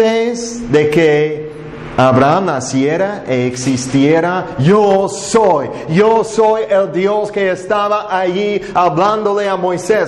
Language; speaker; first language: Spanish; non-native, fluent; English